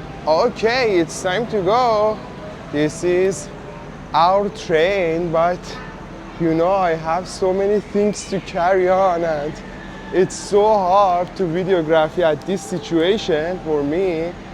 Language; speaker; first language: English; non-native, fluent; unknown